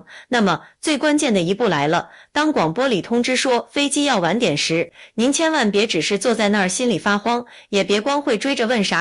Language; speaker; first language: Chinese; native; Chinese